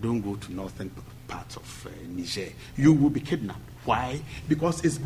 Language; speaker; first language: English; non-native, local second language; Akan